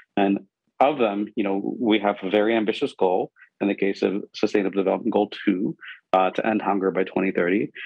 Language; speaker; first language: English; non-native, local second language; Urdu